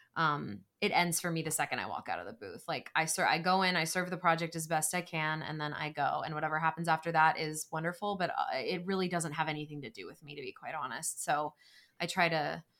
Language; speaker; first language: English; native; English